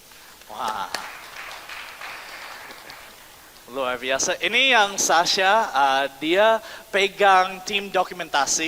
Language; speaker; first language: Indonesian; non-native, fluent; English